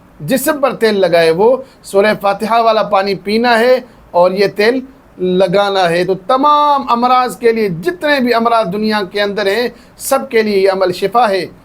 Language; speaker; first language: Urdu; non-native, local second language; Sindhi